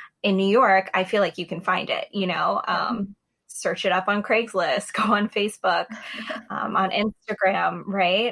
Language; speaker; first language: English; native; English